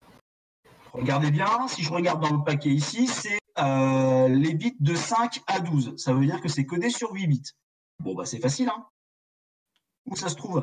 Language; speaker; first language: French; native; French